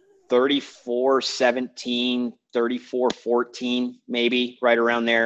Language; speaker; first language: English; native; English